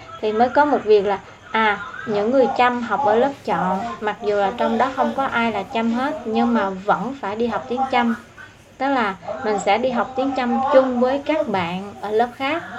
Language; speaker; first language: Vietnamese; non-native, local second language; Eastern Cham